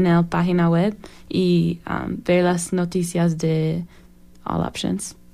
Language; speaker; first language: Spanish; non-native, learner; English